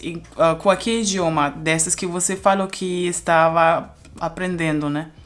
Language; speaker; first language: Portuguese; non-native, fluent; German